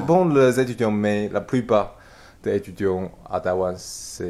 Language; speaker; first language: French; non-native, learner; Chinese